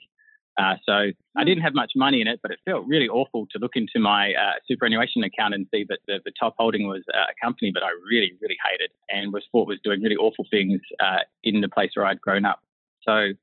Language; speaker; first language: English; native; English